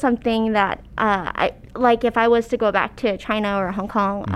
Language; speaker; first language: English; early bilingual, other home language; Cantonese